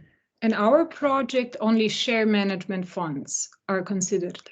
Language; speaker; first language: English; non-native, fluent; Italian